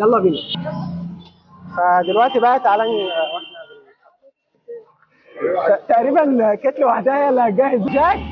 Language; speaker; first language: Arabic; native; Arabic